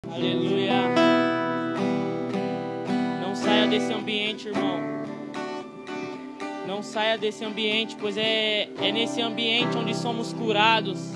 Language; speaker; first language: Portuguese; native; Portuguese